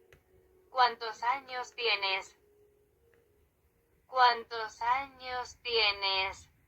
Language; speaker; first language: Spanish; non-native, learner; Haitian Creole